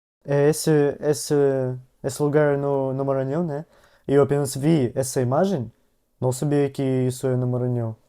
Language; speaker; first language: Portuguese; non-native, learner; Russian